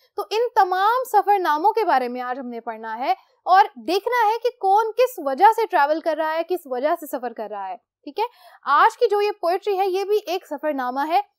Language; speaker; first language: Urdu; native; Urdu